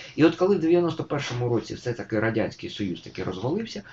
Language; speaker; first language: Ukrainian; native; Ukrainian